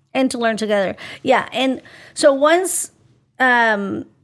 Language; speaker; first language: English; early bilingual, other home language; Spanish